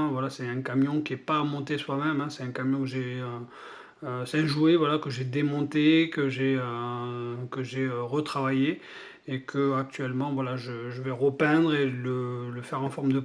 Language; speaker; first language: French; native; French